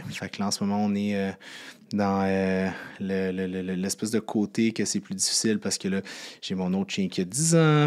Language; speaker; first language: French; native; French